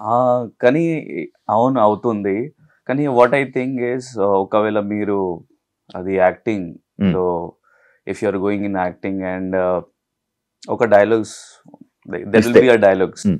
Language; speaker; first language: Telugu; non-native, learner; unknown